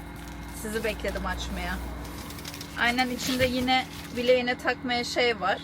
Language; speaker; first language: Turkish; native; Turkish